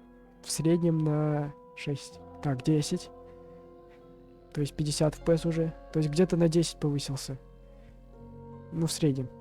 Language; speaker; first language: Russian; native; Russian